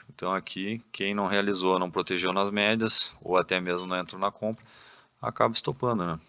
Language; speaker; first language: Portuguese; native; Portuguese